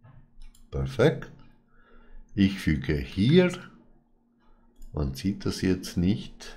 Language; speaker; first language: German; non-native, fluent; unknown